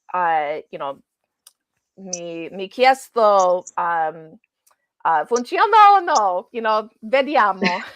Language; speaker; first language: Italian; non-native, learner; English